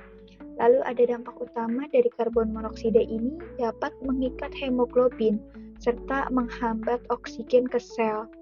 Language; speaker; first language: Indonesian; native; Indonesian